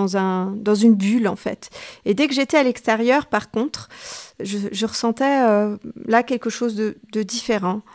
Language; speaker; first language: French; native; French